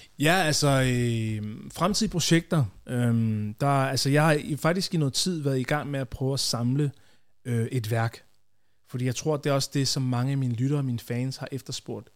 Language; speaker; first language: Danish; early bilingual, other home language; Ganda